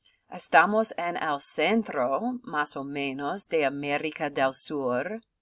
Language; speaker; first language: Spanish; non-native, fluent; English